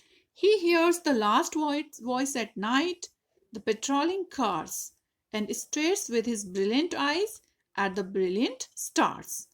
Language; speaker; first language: English; non-native, local second language; Hindi